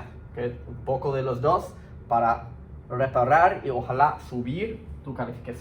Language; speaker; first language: Spanish; early bilingual, heritage; Spanish